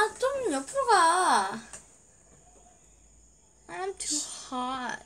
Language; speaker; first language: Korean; native; Korean